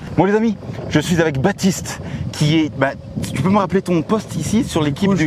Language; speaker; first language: French; native; French